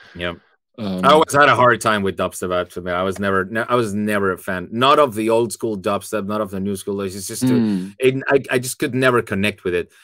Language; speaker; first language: English; non-native, fluent; Spanish